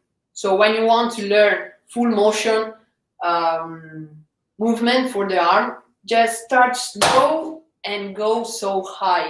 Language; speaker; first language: English; non-native, fluent; Italian